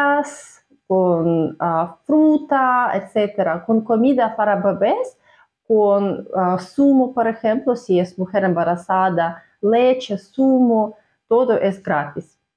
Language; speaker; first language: Spanish; non-native, fluent; Russian